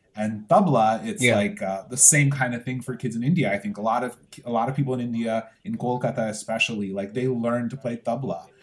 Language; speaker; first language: English; native; English